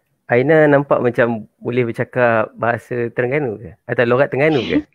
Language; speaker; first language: Malay; native; Malay